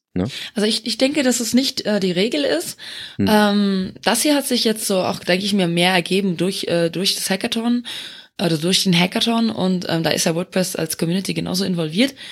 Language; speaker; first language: German; non-native, local second language; Luxembourgish